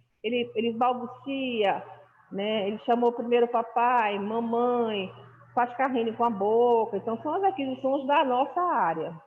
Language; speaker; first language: Portuguese; native; Portuguese